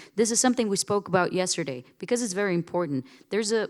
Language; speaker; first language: English; non-native, fluent; Bulgarian